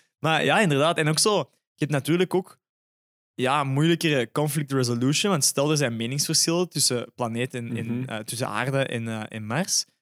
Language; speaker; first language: Dutch; native; Dutch